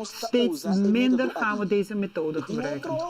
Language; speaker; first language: Dutch; non-native, local second language; Papiamento